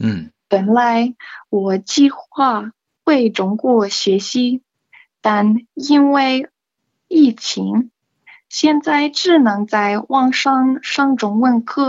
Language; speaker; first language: Chinese; non-native, learner; English